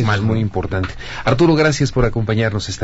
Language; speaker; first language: Spanish; native; Spanish